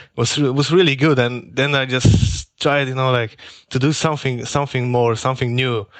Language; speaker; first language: English; non-native, learner; Polish